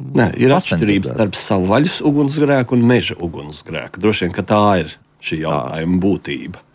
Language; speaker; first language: Latvian; native; Latvian